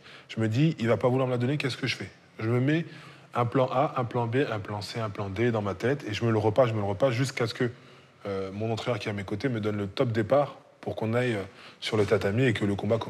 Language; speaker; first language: French; native; French